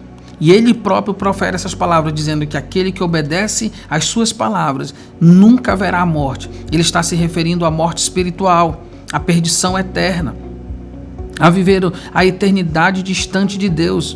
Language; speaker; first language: Portuguese; native; Portuguese